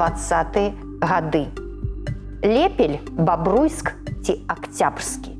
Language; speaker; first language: Belarusian; native; Belarusian